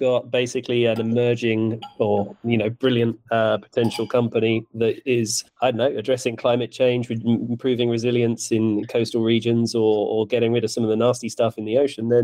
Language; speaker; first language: English; native; English